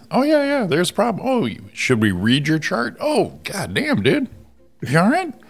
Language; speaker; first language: English; native; English